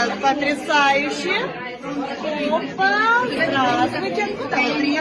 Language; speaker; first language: Russian; native; Russian